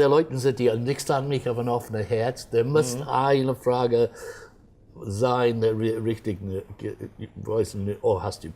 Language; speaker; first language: German; non-native, fluent; English